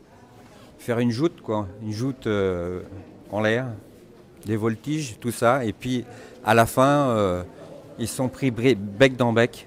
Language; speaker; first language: French; native; French